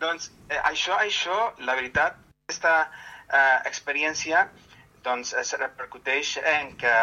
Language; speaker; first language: Catalan; non-native, fluent; Arabic